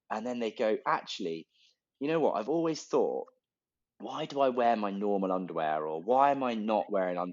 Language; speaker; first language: English; native; English